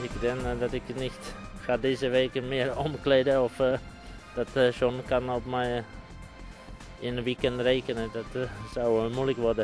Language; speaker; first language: Dutch; non-native, fluent; Czech